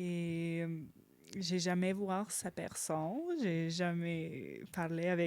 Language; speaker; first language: French; non-native, learner; Ukrainian